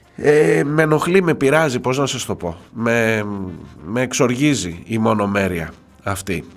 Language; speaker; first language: Greek; native; Greek